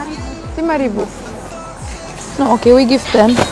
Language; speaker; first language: English; non-native, fluent; Romanian